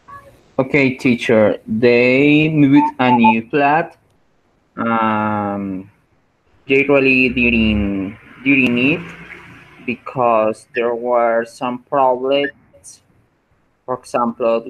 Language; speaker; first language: English; non-native, learner; Spanish